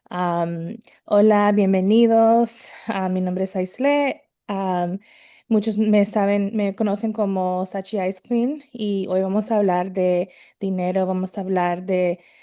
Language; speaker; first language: Spanish; early bilingual, heritage; Spanish